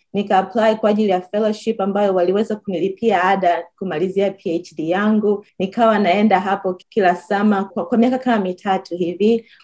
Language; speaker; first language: Swahili; native; Swahili